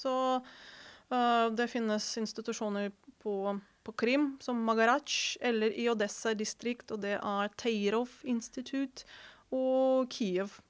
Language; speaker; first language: Norwegian; non-native, fluent; Ukrainian